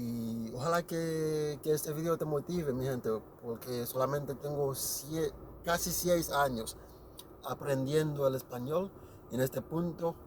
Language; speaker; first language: Spanish; non-native, learner; Haitian Creole